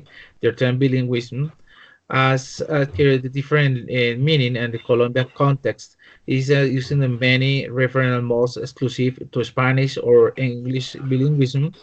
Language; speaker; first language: English; non-native, learner; Spanish